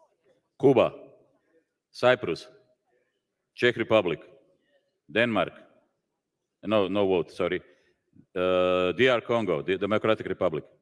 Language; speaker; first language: English; non-native, fluent; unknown